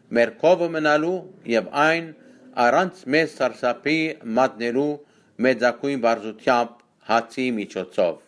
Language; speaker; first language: Armenian; native; Armenian